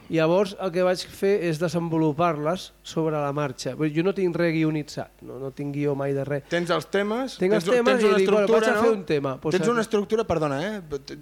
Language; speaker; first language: Catalan; non-native, local second language; Spanish